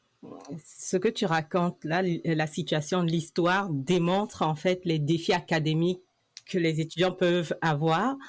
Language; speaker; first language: French; native; French